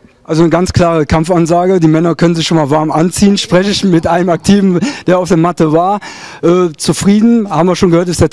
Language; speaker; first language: German; native; German